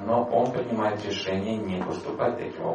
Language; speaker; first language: Russian; native; Russian